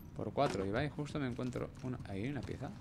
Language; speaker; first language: Spanish; native; Spanish